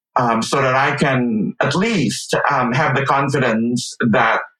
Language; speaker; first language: English; non-native, local second language; Filipino